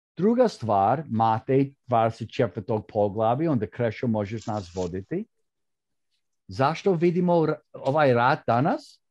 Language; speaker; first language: Croatian; early bilingual, heritage; Croatian